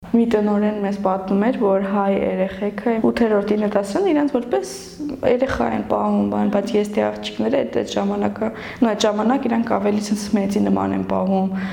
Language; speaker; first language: Armenian; native; Armenian